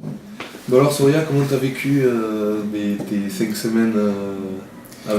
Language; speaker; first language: French; native; French